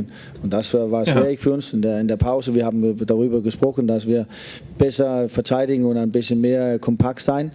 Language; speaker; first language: German; non-native, learner; Danish